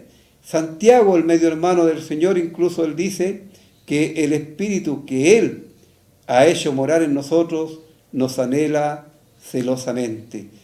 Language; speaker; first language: Spanish; native; Spanish